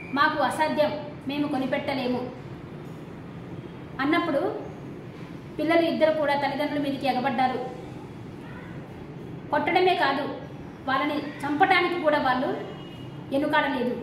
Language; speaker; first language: Telugu; native; Telugu